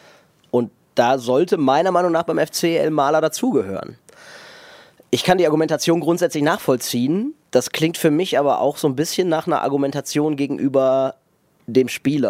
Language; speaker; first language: German; native; German